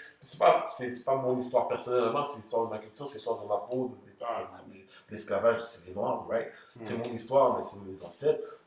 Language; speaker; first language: French; native; French